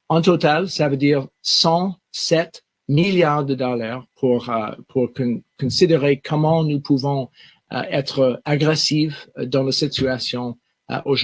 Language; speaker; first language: French; non-native, local second language; English